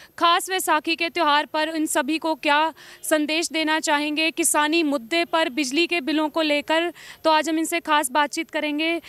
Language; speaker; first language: Hindi; native; Hindi